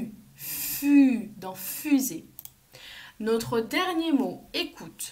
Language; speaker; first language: French; native; French